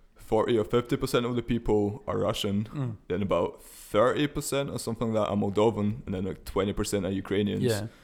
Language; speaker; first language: English; early bilingual, other home language; Russian